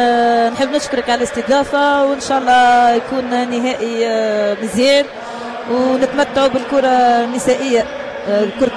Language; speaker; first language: Arabic; native; Arabic